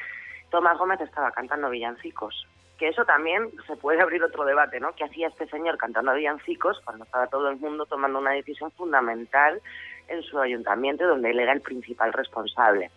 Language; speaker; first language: Spanish; native; Spanish